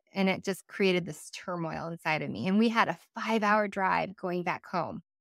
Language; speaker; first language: English; native; English